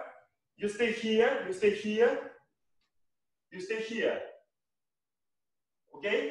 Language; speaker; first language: English; non-native, learner; Russian